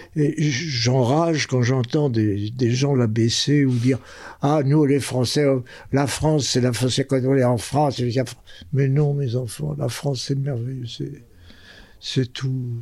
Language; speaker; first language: French; early bilingual, other home language; Spanish